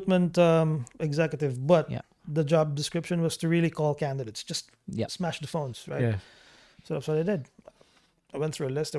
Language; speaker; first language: English; non-native, local second language; Cebuano